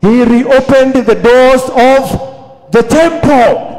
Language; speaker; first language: English; non-native, local second language; Swahili